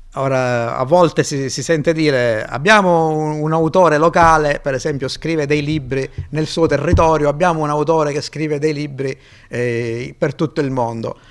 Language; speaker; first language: Italian; native; Italian